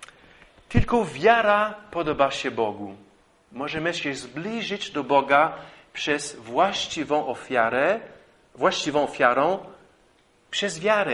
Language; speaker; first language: Polish; non-native, fluent; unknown